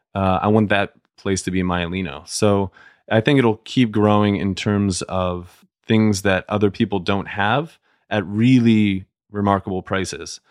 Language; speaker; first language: English; native; English